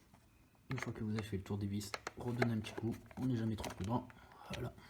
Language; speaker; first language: French; native; French